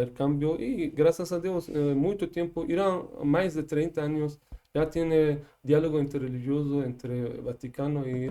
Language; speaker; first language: Spanish; non-native, fluent; Persian